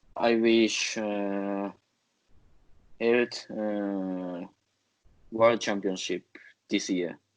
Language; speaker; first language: English; non-native, learner; Japanese